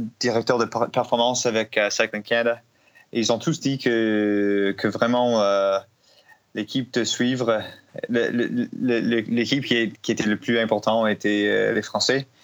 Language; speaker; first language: French; non-native, learner; English